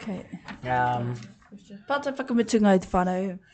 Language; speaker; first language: Māori; non-native, local second language; English